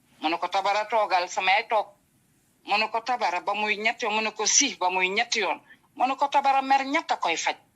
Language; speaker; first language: Wolof; native; Wolof